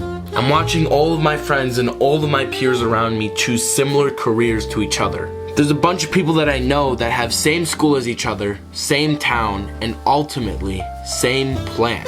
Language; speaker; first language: English; native; English